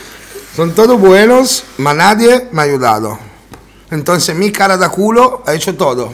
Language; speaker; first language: Spanish; non-native, fluent; Italian